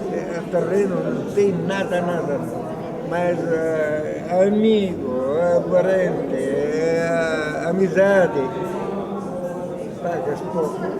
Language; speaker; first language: Portuguese; non-native, learner; Arabic